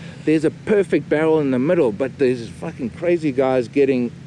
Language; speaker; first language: English; native; English